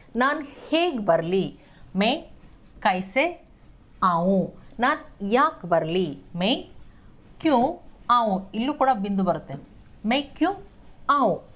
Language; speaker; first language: Kannada; native; Kannada